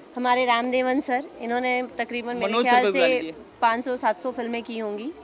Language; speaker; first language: Hindi; native; Hindi